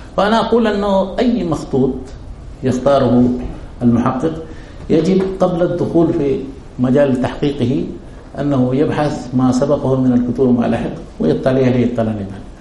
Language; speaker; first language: Arabic; non-native, fluent; Urdu